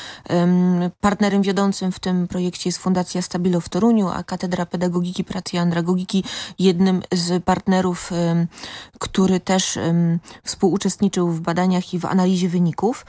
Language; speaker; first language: Polish; native; Polish